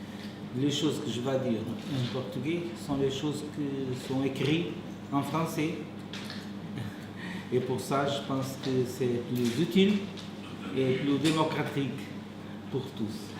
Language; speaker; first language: French; non-native, fluent; Portuguese